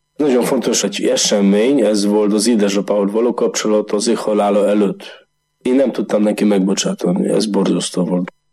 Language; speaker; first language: Hungarian; non-native, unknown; Polish